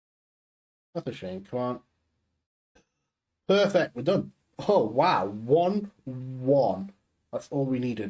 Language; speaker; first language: English; native; English